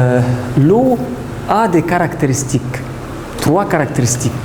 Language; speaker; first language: French; non-native, fluent; Arabic